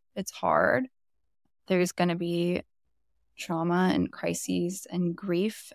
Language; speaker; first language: English; native; English